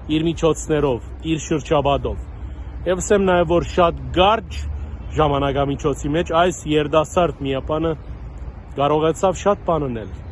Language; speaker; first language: Armenian; early bilingual, heritage; Armenian